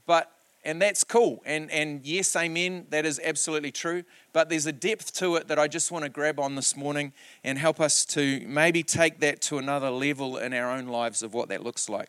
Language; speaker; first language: English; native; English